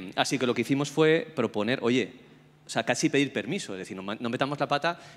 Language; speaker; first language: Spanish; native; Spanish